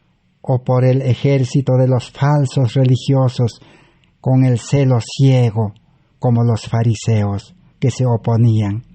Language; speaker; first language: Spanish; native; Spanish